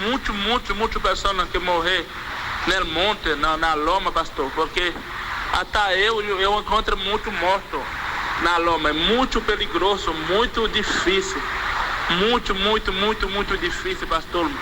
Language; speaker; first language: Portuguese; non-native, fluent; Spanish